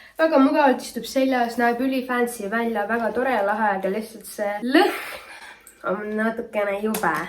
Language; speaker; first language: Estonian; native; Estonian